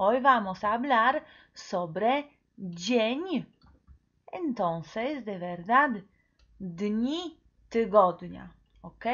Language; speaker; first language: Spanish; non-native, fluent; Polish